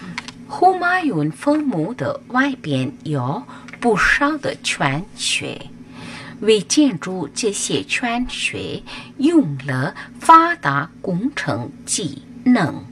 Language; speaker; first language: Chinese; non-native, fluent; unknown